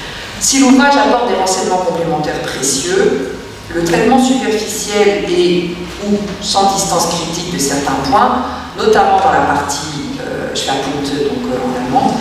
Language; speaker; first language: French; native; French